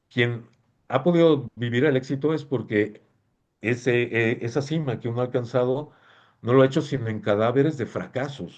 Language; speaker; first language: Spanish; native; Spanish